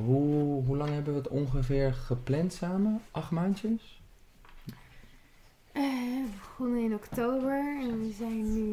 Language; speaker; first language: Dutch; early bilingual, other home language; Turkish